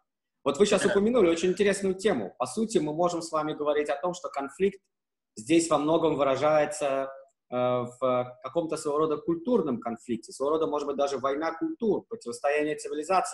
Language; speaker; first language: Russian; native; Russian